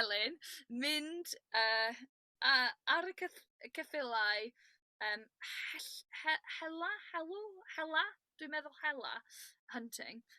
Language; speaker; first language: Welsh; non-native, learner; English